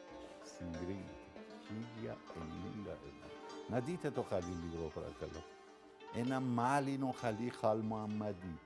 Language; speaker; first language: Greek; non-native, learner; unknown